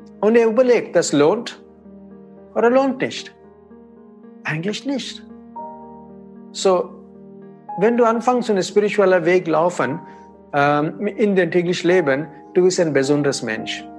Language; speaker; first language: German; non-native, fluent; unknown